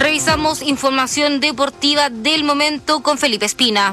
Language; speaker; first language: Spanish; native; Spanish